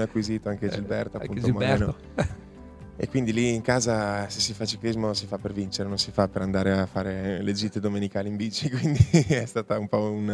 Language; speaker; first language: Italian; native; Italian